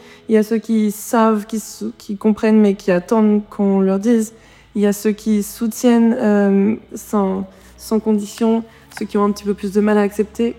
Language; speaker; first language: French; native; French